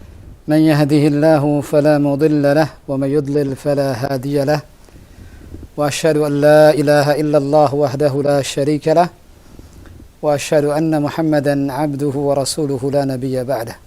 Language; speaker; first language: Arabic; non-native, fluent; Indonesian